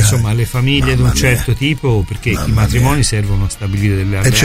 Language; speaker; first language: Italian; native; Italian